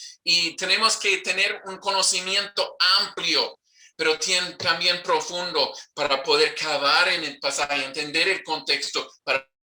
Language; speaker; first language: Spanish; non-native, fluent; English